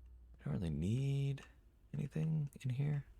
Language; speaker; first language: English; native; English